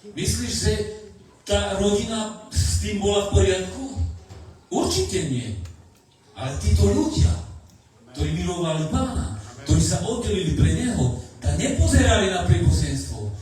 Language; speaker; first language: Slovak; non-native, local second language; Romany